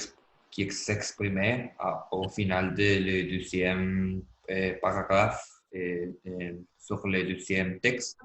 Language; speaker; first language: French; non-native, learner; Spanish